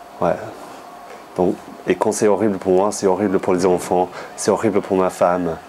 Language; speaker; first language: French; non-native, fluent; English